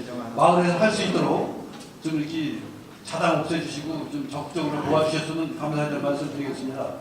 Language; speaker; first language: Korean; native; Korean